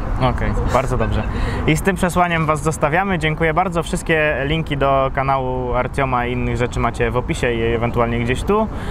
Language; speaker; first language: Russian; non-native, fluent; Polish